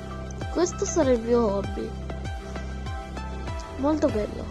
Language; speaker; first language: Italian; early bilingual, other home language; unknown